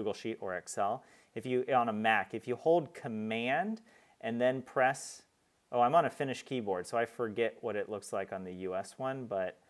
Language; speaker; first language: English; native; English